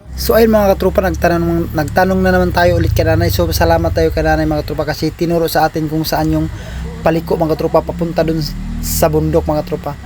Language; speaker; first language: Filipino; non-native, local second language; Surigaonon